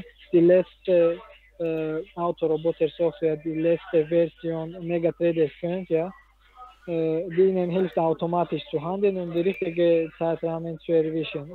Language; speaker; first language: German; non-native, learner; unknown